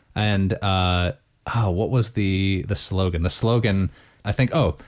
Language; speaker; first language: English; native; English